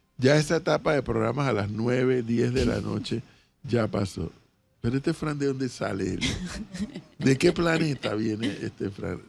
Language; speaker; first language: Spanish; native; Spanish